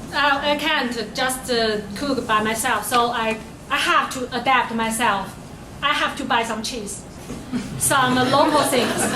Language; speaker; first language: English; non-native, learner; Chinese